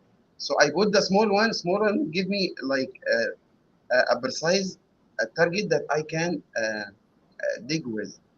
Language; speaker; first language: English; non-native, learner; Arabic